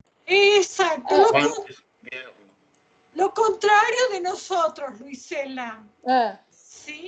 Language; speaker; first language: Italian; non-native, fluent; Spanish